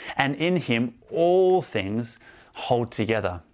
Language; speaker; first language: English; native; English